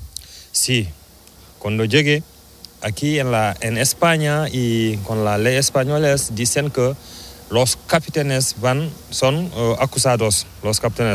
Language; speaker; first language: Spanish; non-native, learner; Fula